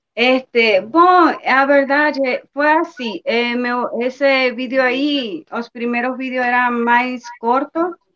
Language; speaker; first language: Portuguese; non-native, learner; Spanish